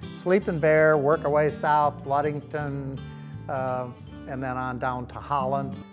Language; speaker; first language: English; native; English